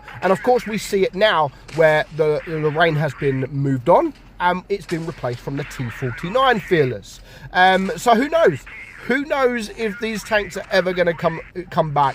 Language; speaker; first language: English; native; English